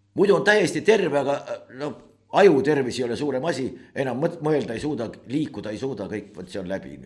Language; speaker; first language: Estonian; native; Estonian